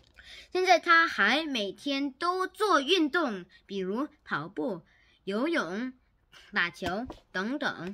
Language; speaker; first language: Chinese; non-native, learner; Korean